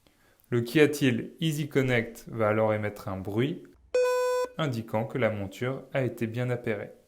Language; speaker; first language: French; native; French